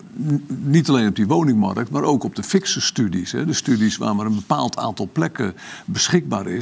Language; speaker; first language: Dutch; native; Dutch